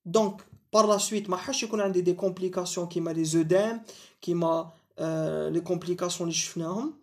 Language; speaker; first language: French; non-native, local second language; Arabic